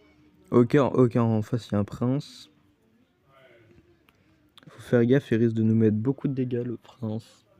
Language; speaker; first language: French; native; French